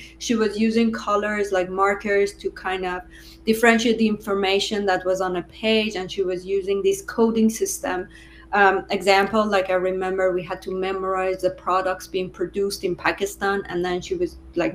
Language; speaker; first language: English; non-native, fluent; Persian